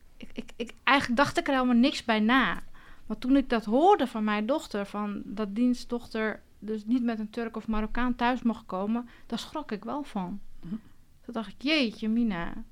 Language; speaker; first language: Dutch; early bilingual, other home language; Turkish